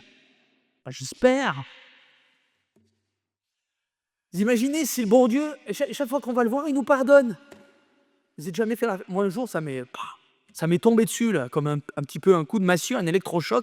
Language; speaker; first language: French; native; French